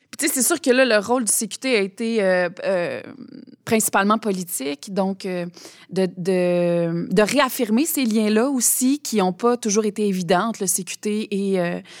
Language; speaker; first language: French; native; French